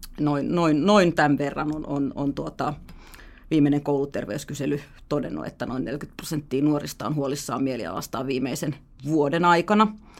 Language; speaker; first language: Finnish; native; Finnish